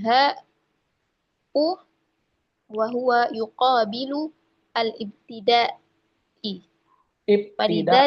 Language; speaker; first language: Arabic; non-native, learner; Indonesian